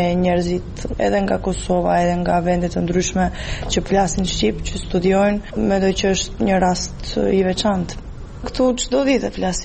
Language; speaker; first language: Albanian; non-native, fluent; Serbian